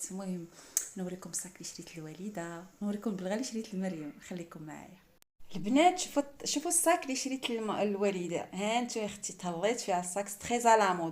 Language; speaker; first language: Arabic; native; Arabic